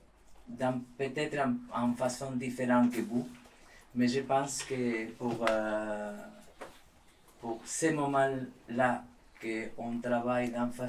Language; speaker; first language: French; non-native, learner; Spanish